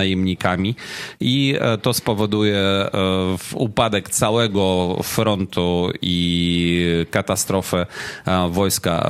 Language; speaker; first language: Polish; non-native, fluent; Ukrainian